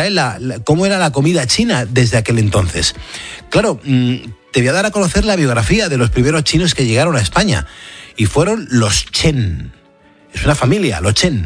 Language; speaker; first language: Spanish; native; Spanish